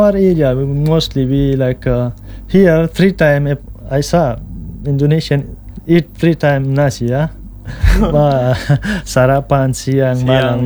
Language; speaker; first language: English; non-native, local second language; Pashto